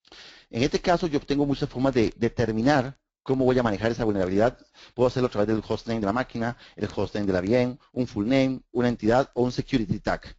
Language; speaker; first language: Spanish; native; Spanish